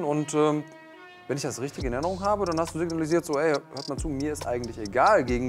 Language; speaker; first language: German; native; German